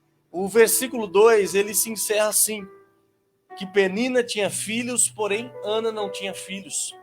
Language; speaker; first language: Portuguese; native; Portuguese